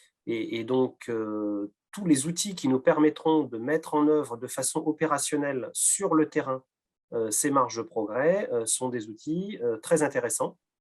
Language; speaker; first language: French; native; French